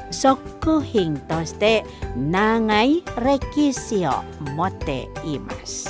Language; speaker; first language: Japanese; non-native, fluent; Indonesian